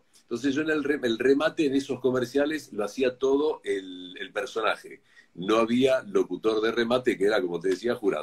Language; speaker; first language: Spanish; native; Spanish